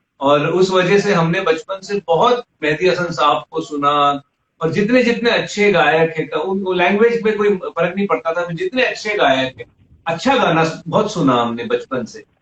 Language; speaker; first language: Hindi; native; Hindi